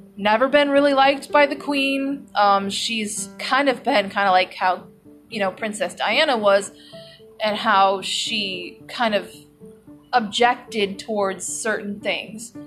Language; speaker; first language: English; native; English